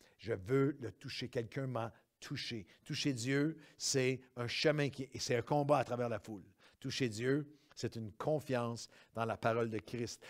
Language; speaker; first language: French; native; French